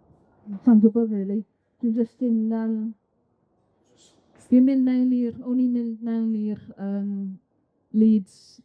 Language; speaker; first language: Welsh; non-native, local second language; English